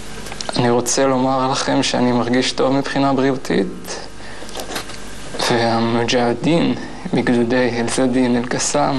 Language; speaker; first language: Hebrew; native; Hebrew